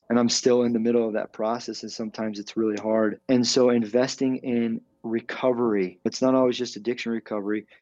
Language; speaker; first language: English; native; English